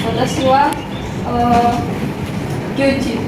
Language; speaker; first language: Japanese; non-native, learner; Indonesian